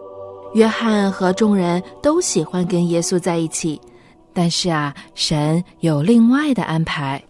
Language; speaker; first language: Chinese; native; Chinese